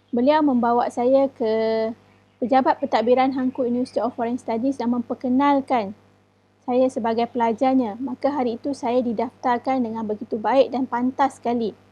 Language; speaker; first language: Malay; native; Malay